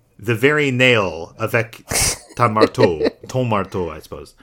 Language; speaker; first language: French; non-native, learner; English